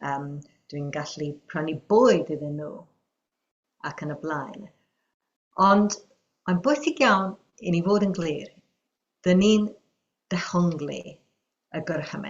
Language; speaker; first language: Welsh; non-native, fluent; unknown